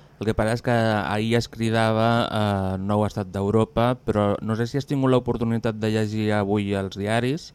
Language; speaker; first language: Catalan; native; Catalan